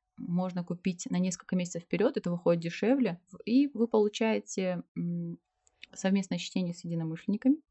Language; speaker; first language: Russian; native; Russian